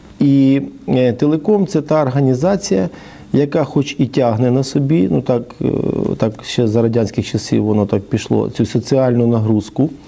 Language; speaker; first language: Ukrainian; native; Ukrainian